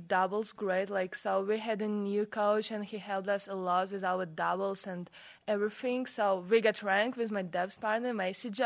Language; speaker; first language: English; non-native, fluent; Russian